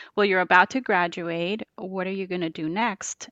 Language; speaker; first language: English; non-native, fluent; Spanish